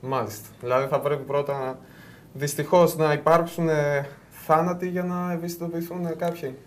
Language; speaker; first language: Greek; native; Greek